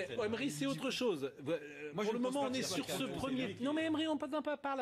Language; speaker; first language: French; native; French